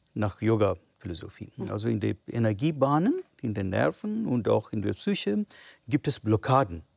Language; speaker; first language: German; non-native, fluent; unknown